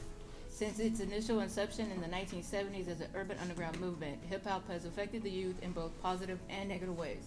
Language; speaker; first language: English; native; English